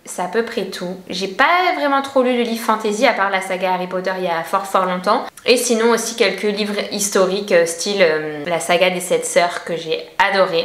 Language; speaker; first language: French; native; French